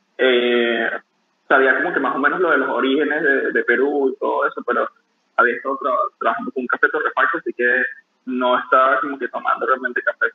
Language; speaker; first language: Spanish; native; Spanish